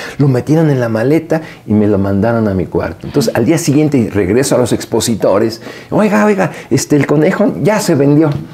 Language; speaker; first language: Spanish; native; Spanish